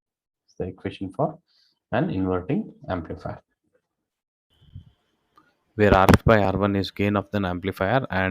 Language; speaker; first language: English; non-native, local second language; Kannada